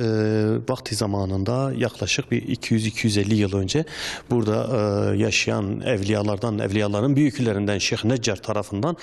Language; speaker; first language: Turkish; native; Turkish